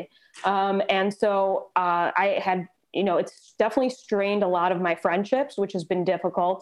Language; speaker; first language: English; native; English